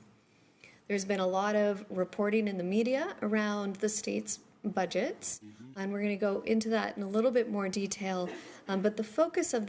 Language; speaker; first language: English; native; English